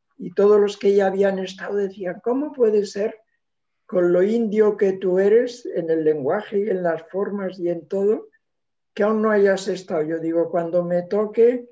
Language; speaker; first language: Spanish; non-native, local second language; Catalan